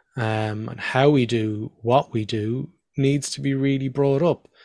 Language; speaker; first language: English; native; English